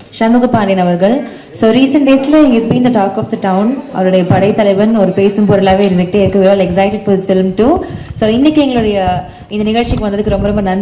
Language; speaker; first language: Tamil; native; Tamil